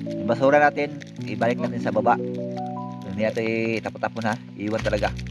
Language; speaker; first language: Filipino; non-native, local second language; Cebuano